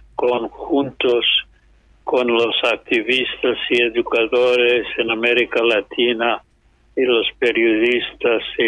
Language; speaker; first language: Spanish; non-native, fluent; English